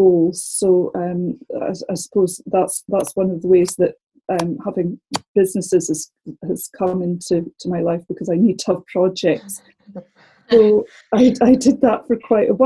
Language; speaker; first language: English; native; English